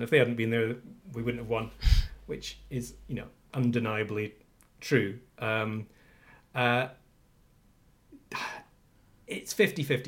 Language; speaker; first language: English; native; English